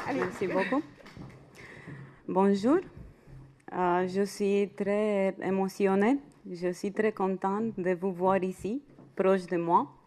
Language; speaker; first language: French; non-native, fluent; Romanian